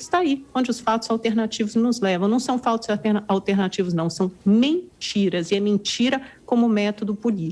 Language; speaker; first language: Portuguese; native; Portuguese